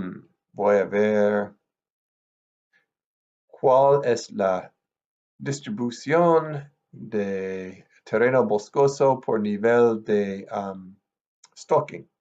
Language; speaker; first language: Spanish; non-native, fluent; English